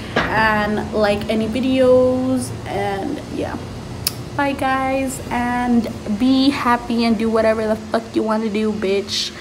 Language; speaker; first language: English; early bilingual, other home language; Spanish